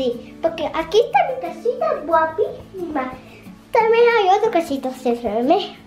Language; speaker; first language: Spanish; early bilingual, other home language; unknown